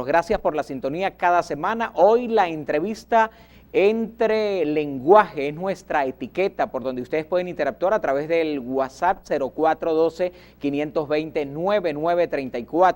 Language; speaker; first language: Spanish; native; Spanish